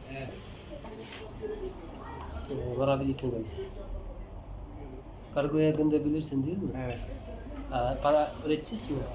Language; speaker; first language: Turkish; non-native, learner; Filipino